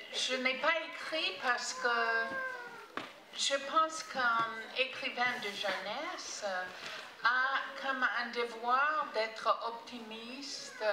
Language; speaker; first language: French; non-native, fluent; English